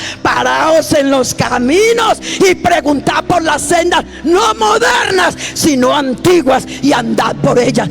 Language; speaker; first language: Spanish; native; Spanish